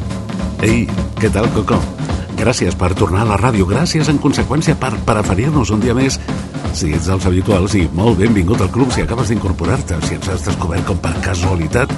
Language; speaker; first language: Catalan; native; Catalan